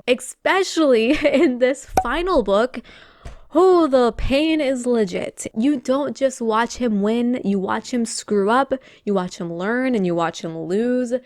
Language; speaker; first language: English; native; English